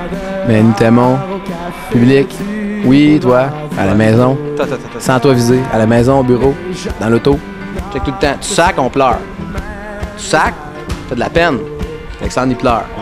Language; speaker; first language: French; native; French